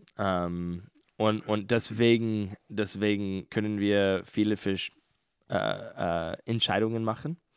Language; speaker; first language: German; non-native, learner; English